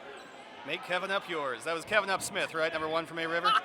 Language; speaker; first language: English; native; English